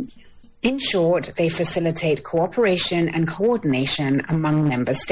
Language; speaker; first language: English; native; English